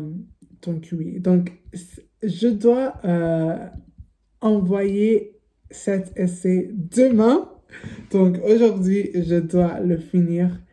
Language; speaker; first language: French; non-native, learner; English